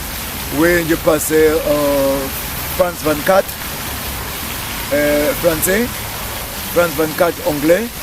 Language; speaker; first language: French; non-native, learner; English